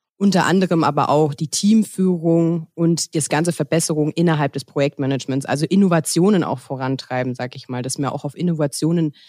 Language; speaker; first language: German; native; German